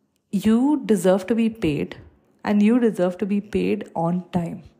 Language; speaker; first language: English; non-native, local second language; Malayalam